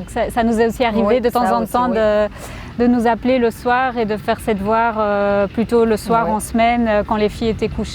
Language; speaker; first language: French; native; French